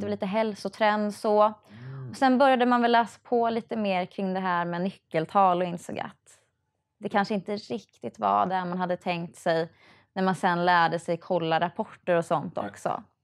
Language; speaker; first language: Swedish; native; Swedish